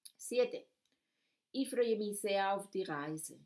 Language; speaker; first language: German; non-native, fluent; Spanish